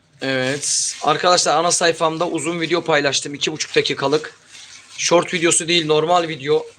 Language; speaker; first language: Turkish; native; Turkish